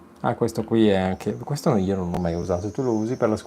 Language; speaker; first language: Italian; non-native, fluent; German